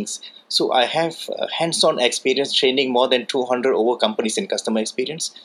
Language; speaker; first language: English; non-native, local second language; Tamil